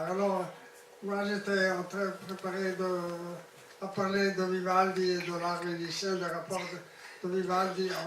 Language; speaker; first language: French; non-native, fluent; Italian